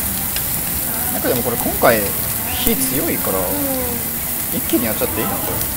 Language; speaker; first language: Japanese; native; Japanese